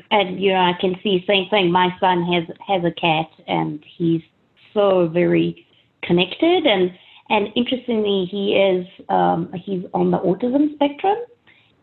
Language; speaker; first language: English; native; English